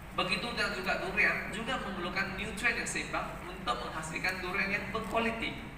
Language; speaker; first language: Malay; native; Malay